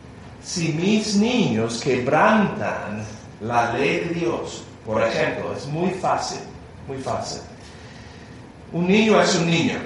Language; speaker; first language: Spanish; non-native, learner; English